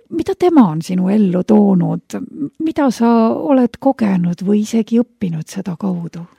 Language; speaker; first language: Estonian; native; Estonian